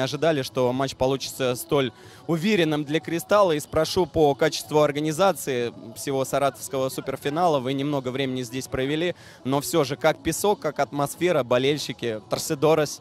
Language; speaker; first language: Russian; native; Russian